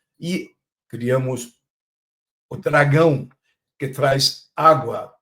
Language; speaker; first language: Portuguese; non-native, fluent; Chinese